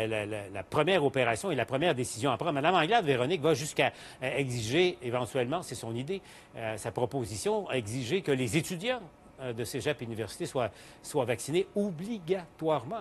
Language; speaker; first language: French; native; French